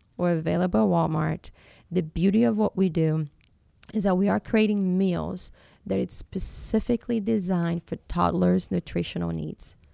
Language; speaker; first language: English; non-native, fluent; Portuguese